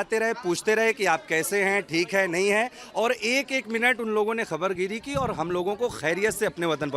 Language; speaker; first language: Hindi; native; Hindi